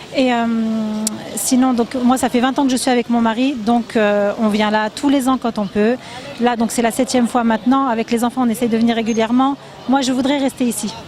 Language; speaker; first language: French; native; French